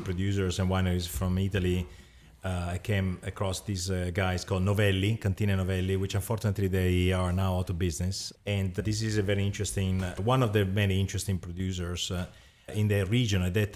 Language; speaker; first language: English; non-native, fluent; Italian